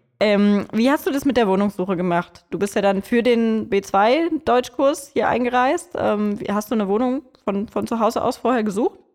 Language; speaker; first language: German; native; German